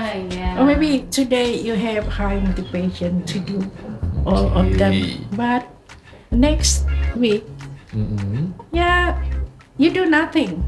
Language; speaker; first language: English; non-native, fluent; Indonesian